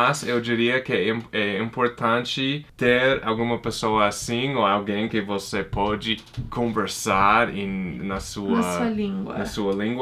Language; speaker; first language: Portuguese; non-native, fluent; English